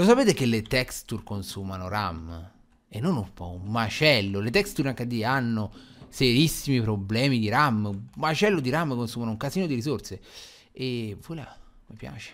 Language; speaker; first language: Italian; native; Italian